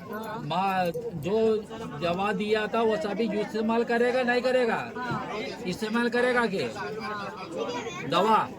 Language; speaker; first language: Hindi; non-native, local second language; Telugu